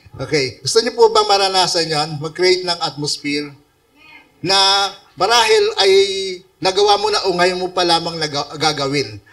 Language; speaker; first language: Filipino; non-native, local second language; Iloko